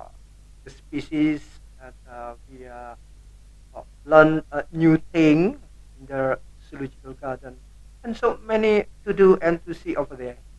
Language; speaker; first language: English; non-native, learner; Indonesian